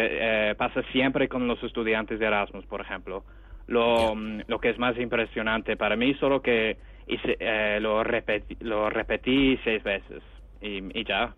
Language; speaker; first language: Spanish; non-native, fluent; English